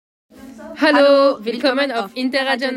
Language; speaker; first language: German; non-native, learner; French